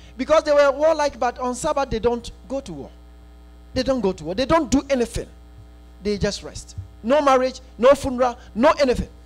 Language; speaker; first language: English; non-native, local second language; Akan